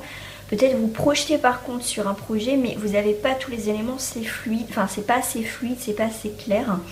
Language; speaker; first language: French; native; French